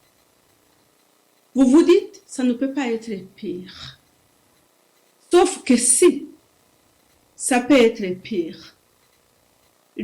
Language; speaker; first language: French; non-native, local second language; Kinyarwanda